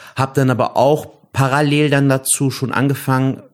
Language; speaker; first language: German; native; German